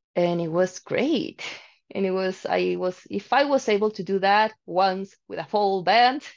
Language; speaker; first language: English; non-native, fluent; Spanish